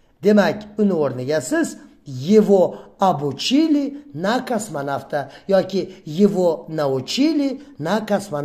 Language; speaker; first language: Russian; non-native, fluent; Uzbek